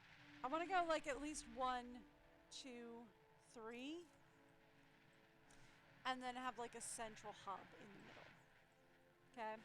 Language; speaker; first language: English; native; English